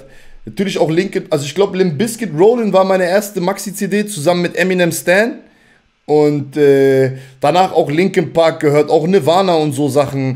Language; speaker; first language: German; native; German